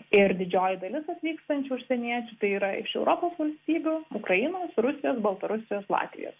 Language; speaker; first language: Lithuanian; native; Lithuanian